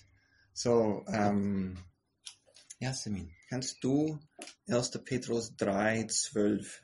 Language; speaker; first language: German; non-native, fluent; English